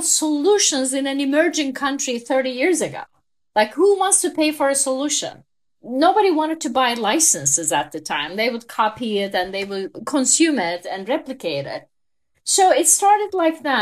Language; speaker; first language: English; non-native, fluent; Turkish